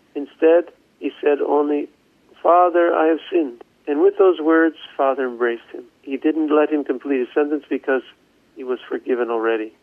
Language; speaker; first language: English; native; English